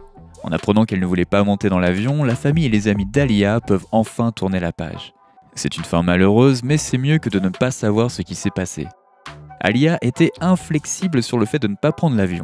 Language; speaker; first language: French; native; French